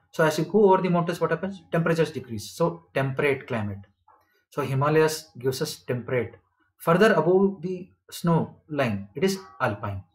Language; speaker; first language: English; non-native, local second language; Kannada